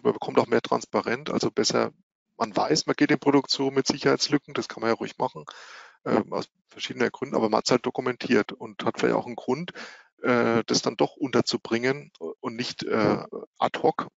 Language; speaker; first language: German; native; German